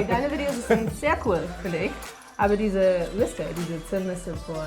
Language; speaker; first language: German; non-native, learner; English